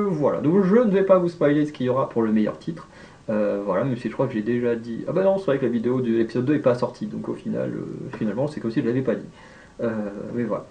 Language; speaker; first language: French; native; French